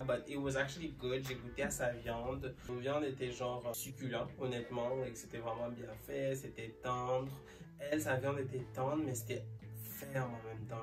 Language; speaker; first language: French; native; French